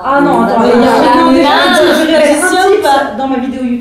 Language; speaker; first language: French; native; French